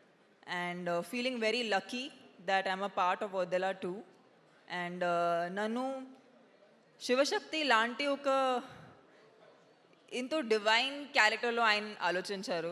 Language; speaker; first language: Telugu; non-native, local second language; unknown